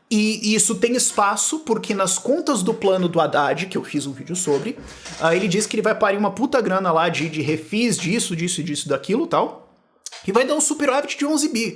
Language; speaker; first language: Portuguese; native; Portuguese